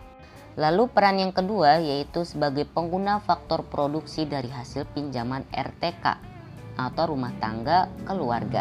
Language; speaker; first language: Indonesian; native; Indonesian